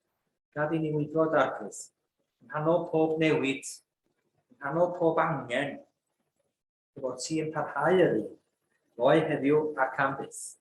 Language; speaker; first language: Welsh; native; Welsh